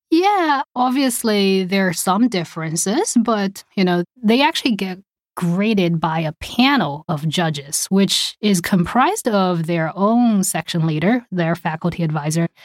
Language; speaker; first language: English; early bilingual, other home language; Chinese